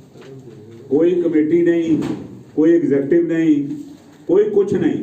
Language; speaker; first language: Hindi; non-native, local second language; Punjabi